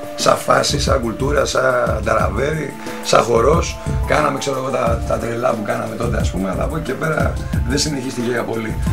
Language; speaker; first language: Greek; early bilingual, heritage; Greek